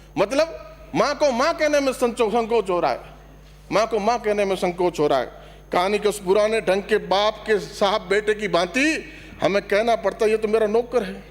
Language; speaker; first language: Hindi; non-native, local second language; Marwari